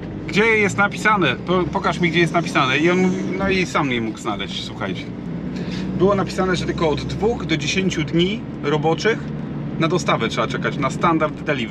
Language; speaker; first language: Polish; native; Polish